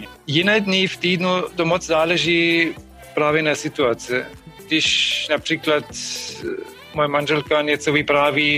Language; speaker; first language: Czech; non-native, fluent; German